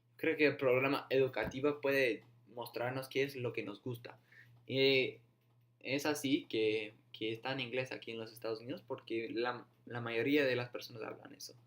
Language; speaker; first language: Spanish; non-native, fluent; English